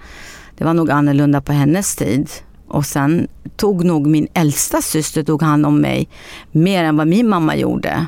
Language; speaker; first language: Swedish; early bilingual, other home language; Arabic